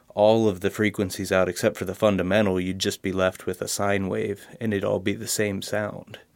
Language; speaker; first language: English; native; English